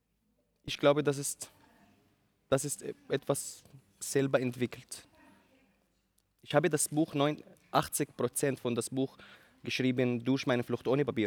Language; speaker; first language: German; non-native, learner; Arabic